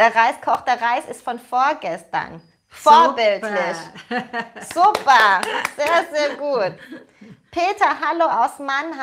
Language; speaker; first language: German; native; German